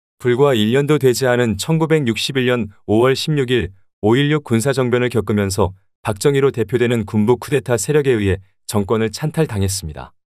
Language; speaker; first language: Korean; native; Korean